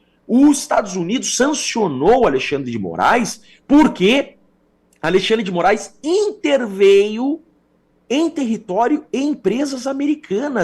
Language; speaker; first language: Portuguese; native; Portuguese